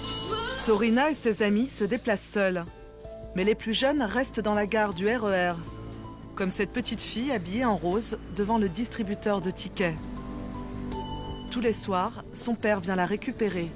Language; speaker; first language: French; native; French